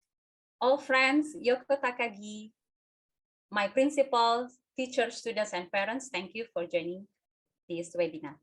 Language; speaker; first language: English; non-native, fluent; Indonesian